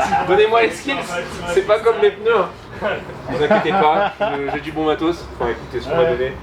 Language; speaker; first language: French; native; French